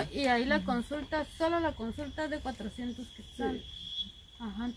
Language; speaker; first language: Spanish; native; Spanish